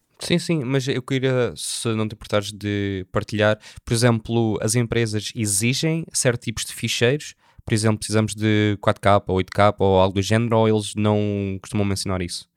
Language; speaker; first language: Portuguese; native; Portuguese